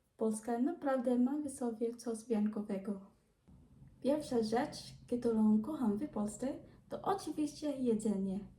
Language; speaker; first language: Polish; non-native, learner; Filipino